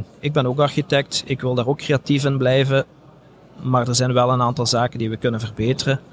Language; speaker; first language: Dutch; native; Dutch